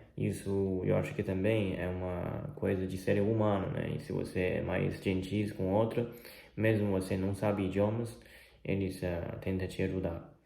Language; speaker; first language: Portuguese; non-native, fluent; Chinese